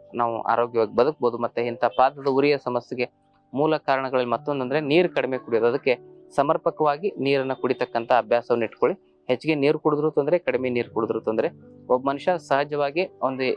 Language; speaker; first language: Kannada; native; Kannada